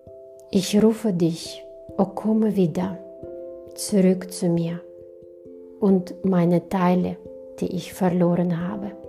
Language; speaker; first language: German; non-native, fluent; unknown